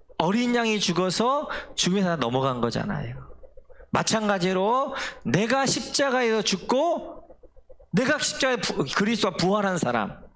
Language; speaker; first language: Korean; native; Korean